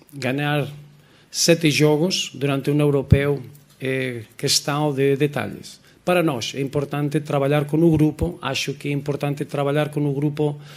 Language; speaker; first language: Portuguese; non-native, fluent; Spanish